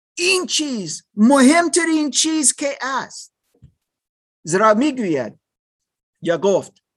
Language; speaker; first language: Persian; non-native, learner; German